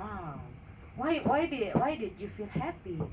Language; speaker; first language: English; non-native, learner; Indonesian